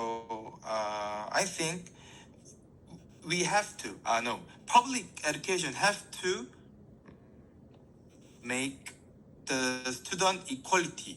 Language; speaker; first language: English; non-native, learner; Korean